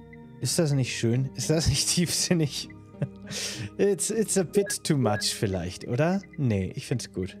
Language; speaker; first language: German; native; German